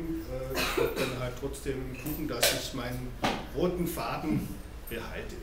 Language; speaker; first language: German; native; German